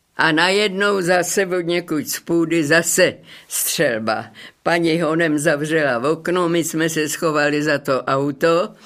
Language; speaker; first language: Czech; native; Czech